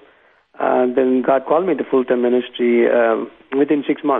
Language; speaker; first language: English; non-native, local second language; Tamil